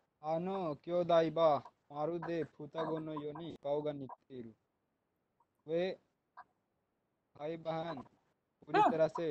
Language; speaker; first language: Japanese; non-native, learner; Hindi